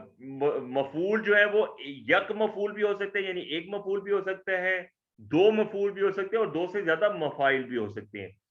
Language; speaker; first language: Urdu; native; Urdu